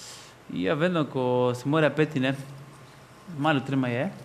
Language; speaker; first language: Slovenian; non-native, learner; Spanish